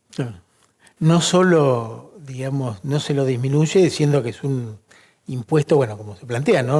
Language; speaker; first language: Spanish; native; Spanish